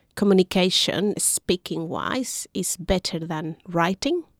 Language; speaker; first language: English; non-native, learner; Spanish